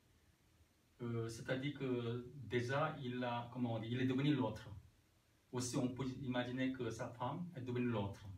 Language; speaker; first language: French; non-native, learner; Korean